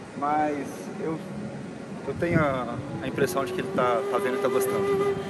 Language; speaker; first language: Portuguese; native; Portuguese